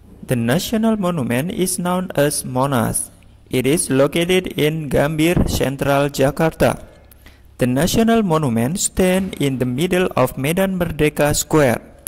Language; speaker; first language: English; non-native, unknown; Indonesian